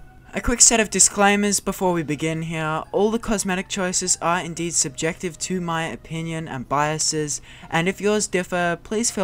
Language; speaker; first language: English; native; English